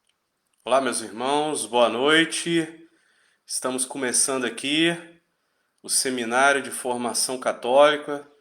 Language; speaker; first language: Portuguese; native; Portuguese